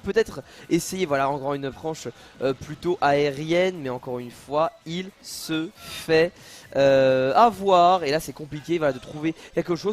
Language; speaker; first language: French; native; French